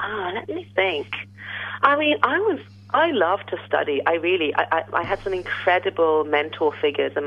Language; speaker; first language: English; non-native, local second language; French